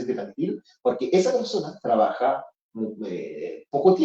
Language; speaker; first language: Spanish; non-native, fluent; Haitian Creole